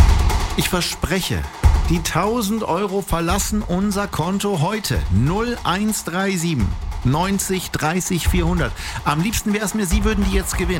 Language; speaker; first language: German; native; German